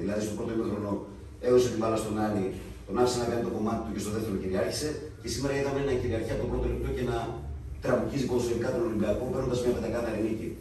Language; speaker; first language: Greek; native; Greek